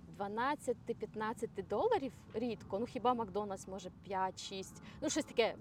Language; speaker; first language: Ukrainian; native; Ukrainian